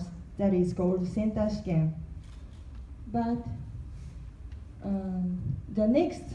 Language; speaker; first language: English; non-native, learner; Korean